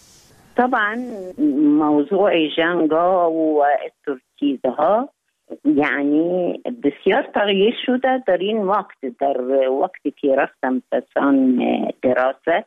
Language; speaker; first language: Persian; non-native, learner; Arabic